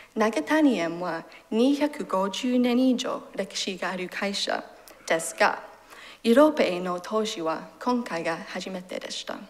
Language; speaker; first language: Japanese; non-native, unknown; English